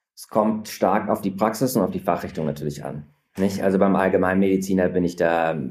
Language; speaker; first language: German; native; German